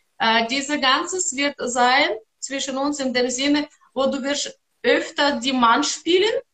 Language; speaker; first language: German; non-native, learner; Russian